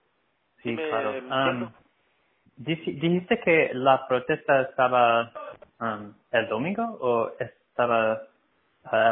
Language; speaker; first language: Spanish; non-native, fluent; English